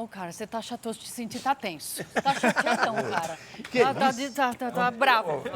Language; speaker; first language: Portuguese; native; Portuguese